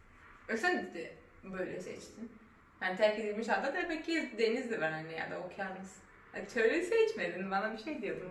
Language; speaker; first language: Turkish; non-native, learner; Serbian